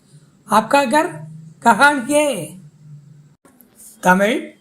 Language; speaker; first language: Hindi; non-native, fluent; Tamil